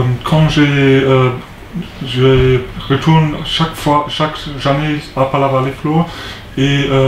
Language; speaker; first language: French; non-native, learner; German